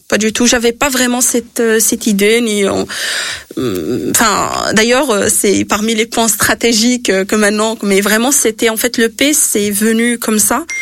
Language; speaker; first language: French; non-native, local second language; Arabic